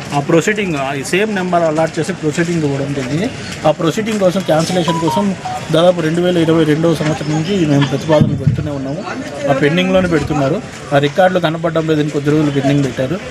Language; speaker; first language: Telugu; non-native, local second language; Lambadi